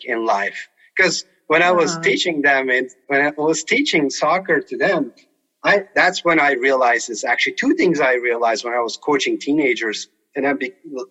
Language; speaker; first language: English; non-native, fluent; Turkish